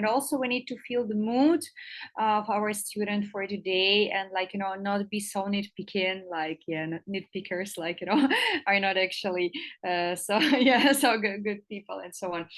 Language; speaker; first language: English; non-native, fluent; Russian